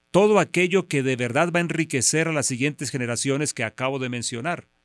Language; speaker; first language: Spanish; native; Spanish